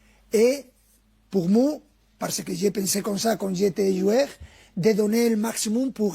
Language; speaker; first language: French; non-native, fluent; Spanish